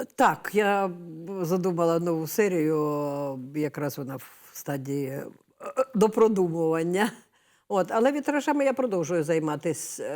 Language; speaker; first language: Ukrainian; native; Ukrainian